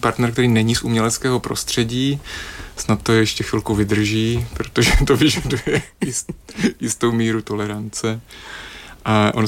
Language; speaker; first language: Czech; native; Czech